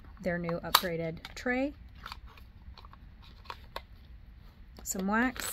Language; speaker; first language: English; native; English